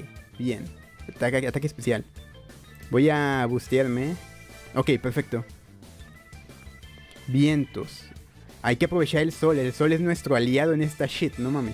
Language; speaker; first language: Spanish; native; Spanish